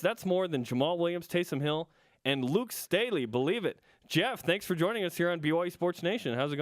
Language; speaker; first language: English; native; English